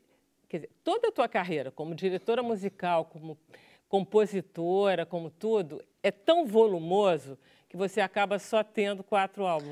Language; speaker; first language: Portuguese; native; Portuguese